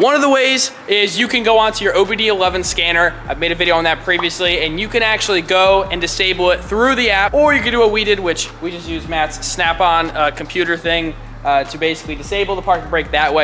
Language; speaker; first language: English; native; English